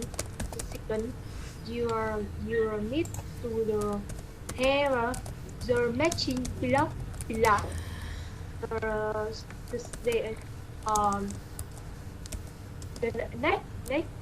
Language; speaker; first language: English; non-native, learner; Vietnamese